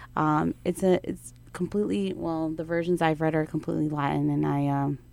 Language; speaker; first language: English; native; English